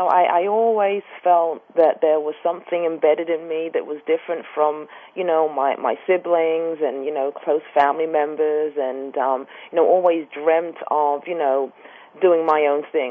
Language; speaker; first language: English; native; English